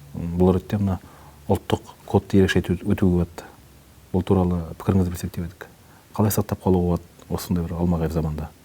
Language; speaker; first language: Kazakh; native; Kazakh